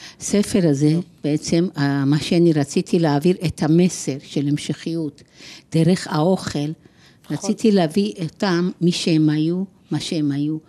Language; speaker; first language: Hebrew; non-native, fluent; Georgian